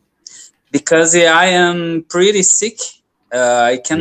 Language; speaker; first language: English; non-native, learner; Portuguese